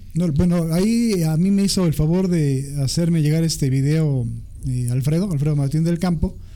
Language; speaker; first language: Spanish; native; Spanish